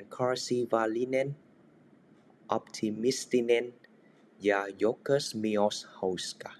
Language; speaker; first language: Finnish; non-native, learner; Vietnamese